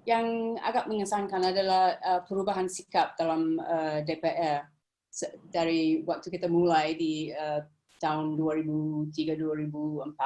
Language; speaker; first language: Indonesian; non-native, fluent; English